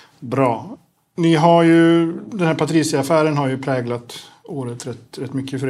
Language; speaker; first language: Swedish; native; Swedish